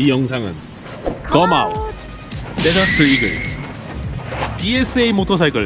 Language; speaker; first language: Korean; native; Korean